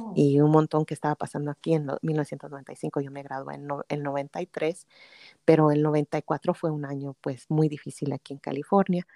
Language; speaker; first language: Spanish; native; Spanish